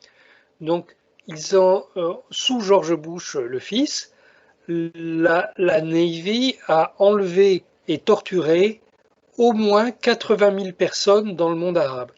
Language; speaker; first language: French; native; French